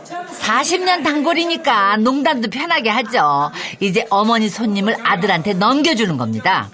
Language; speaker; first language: Korean; native; Korean